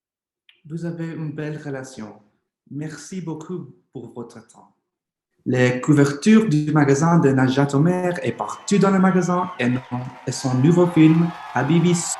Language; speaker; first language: French; non-native, learner; English